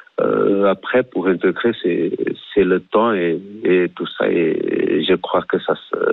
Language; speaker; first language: French; non-native, fluent; Portuguese